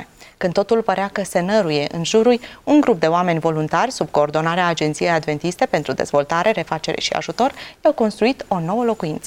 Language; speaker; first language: Romanian; native; Romanian